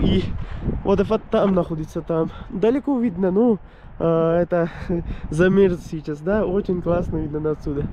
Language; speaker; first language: Russian; non-native, learner; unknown